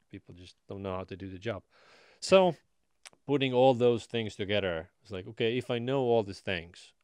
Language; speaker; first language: English; non-native, fluent; Estonian